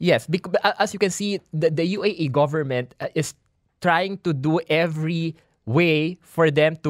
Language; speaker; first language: English; non-native, local second language; Filipino